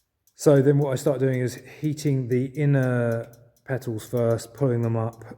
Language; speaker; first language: English; native; English